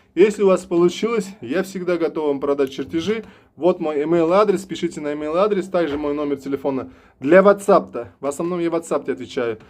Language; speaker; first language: Russian; non-native, local second language; Uzbek